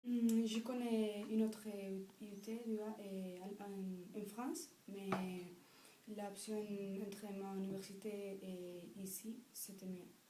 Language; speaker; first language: French; non-native, fluent; Spanish